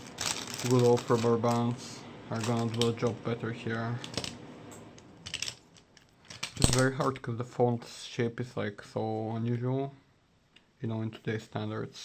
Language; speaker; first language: English; non-native, fluent; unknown